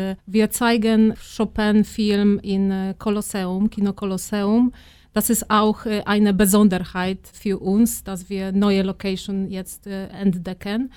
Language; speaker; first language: German; non-native, fluent; Polish